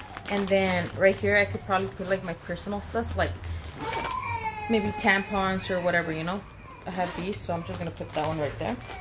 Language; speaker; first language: English; early bilingual, other home language; Spanish